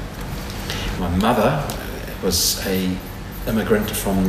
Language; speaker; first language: English; native; English